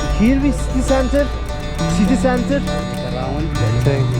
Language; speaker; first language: English; non-native, learner; Turkish